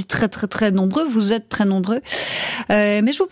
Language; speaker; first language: French; native; French